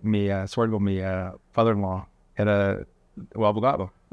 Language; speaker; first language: Spanish; early bilingual, heritage; English